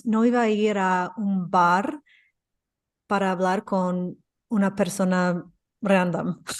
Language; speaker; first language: Spanish; non-native, fluent; English